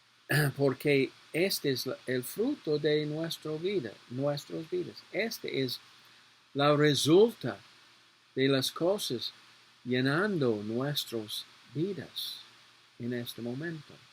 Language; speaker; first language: Spanish; non-native, learner; English